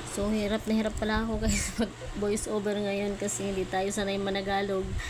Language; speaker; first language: Filipino; non-native, local second language; Bikol